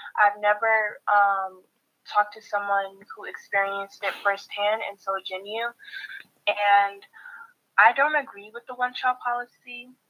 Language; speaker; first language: English; native; English